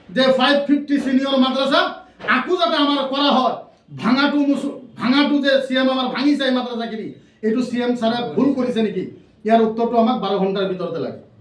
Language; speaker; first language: Assamese; non-native, local second language; Bangla